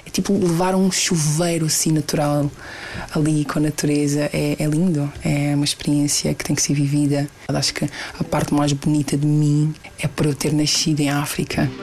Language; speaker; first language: Portuguese; early bilingual, other home language; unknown